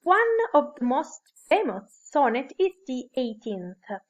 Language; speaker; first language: English; non-native, fluent; Italian